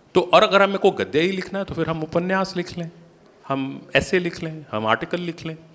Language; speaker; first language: Hindi; native; Hindi